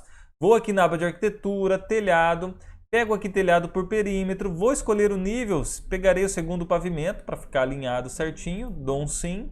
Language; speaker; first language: Portuguese; native; Portuguese